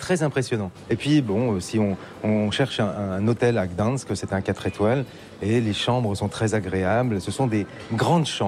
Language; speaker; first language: French; native; French